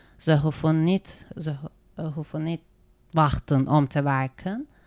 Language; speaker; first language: Dutch; non-native, learner; Turkish